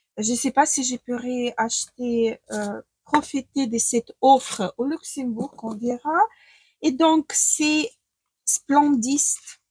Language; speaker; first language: French; non-native, fluent; Ukrainian